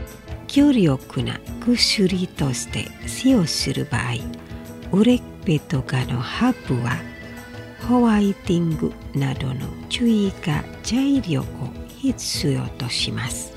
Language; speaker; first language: Japanese; non-native, fluent; Indonesian